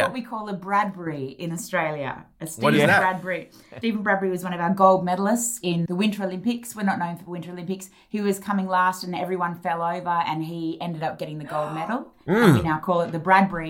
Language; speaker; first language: English; native; English